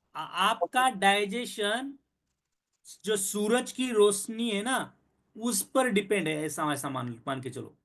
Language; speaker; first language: Hindi; non-native, local second language; Marathi